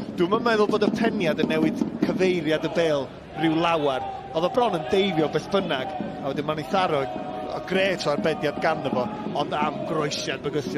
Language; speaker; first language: Welsh; native; Welsh